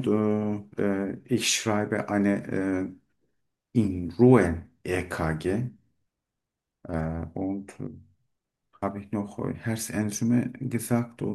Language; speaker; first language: German; non-native, learner; Turkish